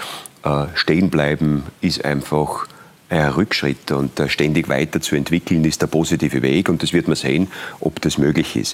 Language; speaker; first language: German; native; German